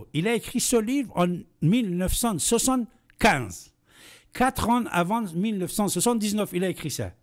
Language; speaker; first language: French; non-native, fluent; Persian